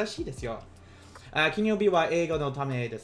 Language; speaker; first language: Japanese; non-native, learner; English